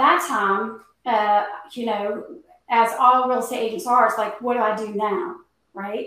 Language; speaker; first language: English; native; English